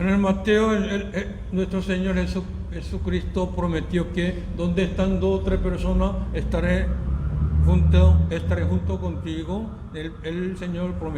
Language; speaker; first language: Spanish; non-native, learner; Korean